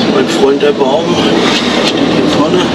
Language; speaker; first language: German; native; German